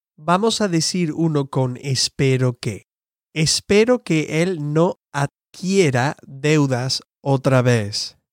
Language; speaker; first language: Spanish; non-native, fluent; English